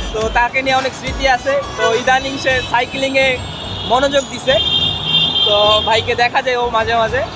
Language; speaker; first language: Bangla; native; Bangla